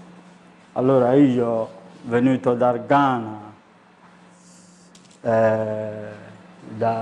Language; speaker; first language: Italian; non-native, learner; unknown